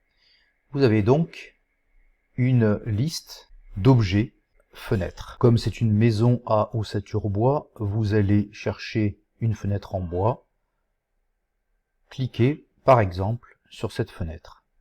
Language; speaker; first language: French; native; French